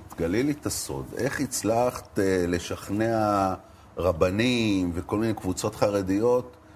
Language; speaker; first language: Hebrew; native; Hebrew